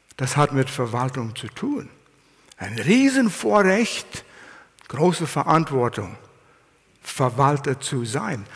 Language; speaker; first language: German; non-native, fluent; English